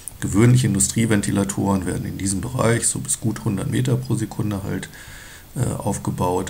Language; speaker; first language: German; native; German